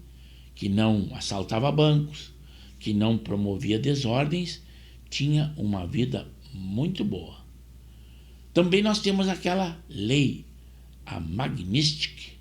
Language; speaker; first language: Portuguese; native; Portuguese